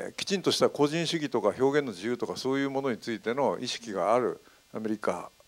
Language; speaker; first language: Japanese; native; Japanese